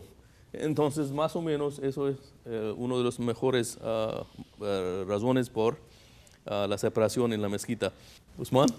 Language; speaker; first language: Spanish; non-native, fluent; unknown